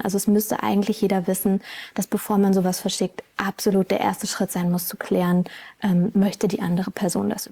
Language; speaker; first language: German; native; German